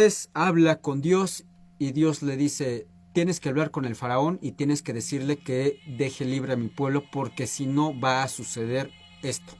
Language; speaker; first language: Spanish; native; Spanish